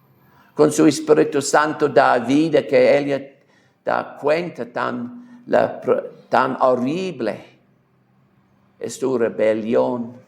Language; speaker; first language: Spanish; non-native, fluent; English